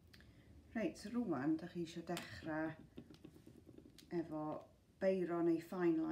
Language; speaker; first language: Welsh; non-native, local second language; English